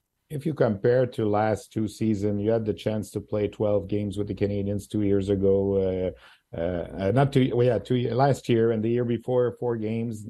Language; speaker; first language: English; non-native, fluent; French